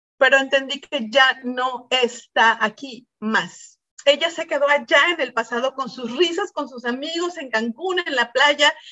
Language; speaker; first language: Spanish; native; Spanish